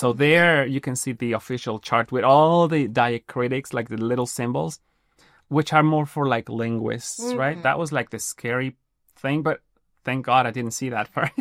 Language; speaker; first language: English; non-native, fluent; Spanish